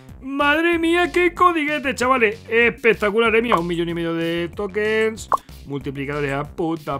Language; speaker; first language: Spanish; native; Spanish